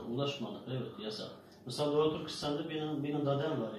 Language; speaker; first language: Turkish; non-native, learner; Uyghur